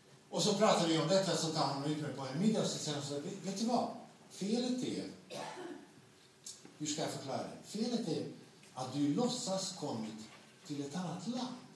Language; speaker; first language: Swedish; non-native, fluent; Bosnian